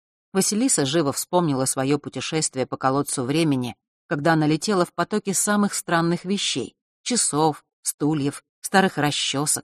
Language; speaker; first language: Russian; native; Russian